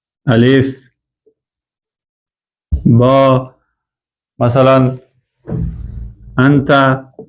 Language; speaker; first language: Arabic; non-native, fluent; Persian